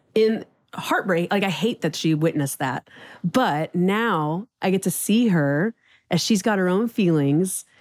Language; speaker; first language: English; native; English